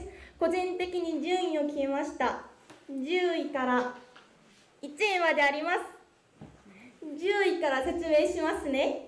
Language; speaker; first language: Japanese; non-native, fluent; Korean